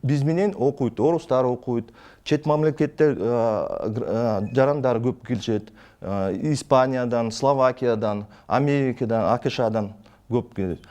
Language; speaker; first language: Kyrgyz; non-native, local second language; Russian